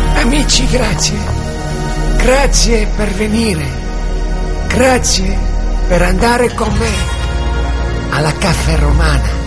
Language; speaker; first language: Italian; non-native, learner; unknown